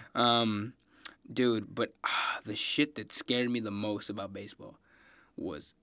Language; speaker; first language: English; native; English